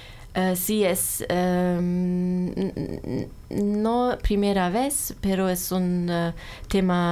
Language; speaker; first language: Spanish; non-native, learner; German